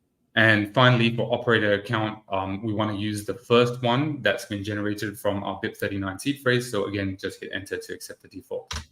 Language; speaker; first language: English; native; English